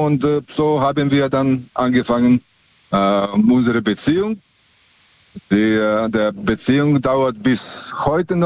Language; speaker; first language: German; native; German